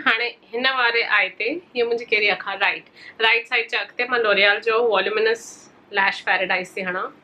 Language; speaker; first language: Sindhi; early bilingual, heritage; Sindhi